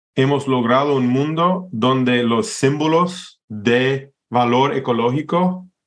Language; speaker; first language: Spanish; non-native, fluent; English